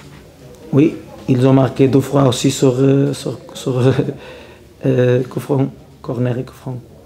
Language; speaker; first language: French; non-native, learner; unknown